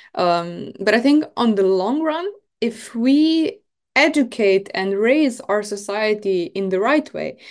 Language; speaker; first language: English; non-native, fluent; Slovenian